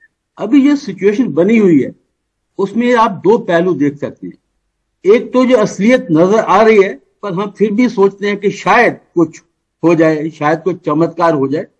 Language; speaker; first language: Hindi; native; Hindi